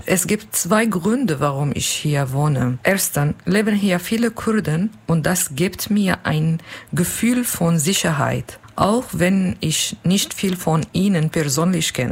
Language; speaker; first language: German; non-native, learner; Kurdish